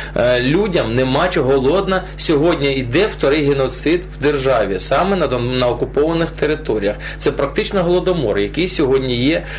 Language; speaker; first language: Ukrainian; non-native, local second language; Russian